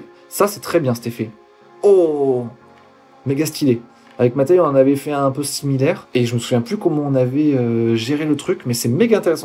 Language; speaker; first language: French; native; French